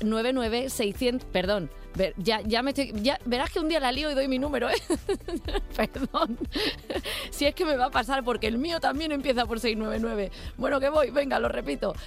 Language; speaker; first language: Spanish; native; Spanish